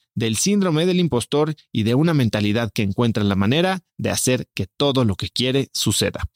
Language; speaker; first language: Spanish; native; Spanish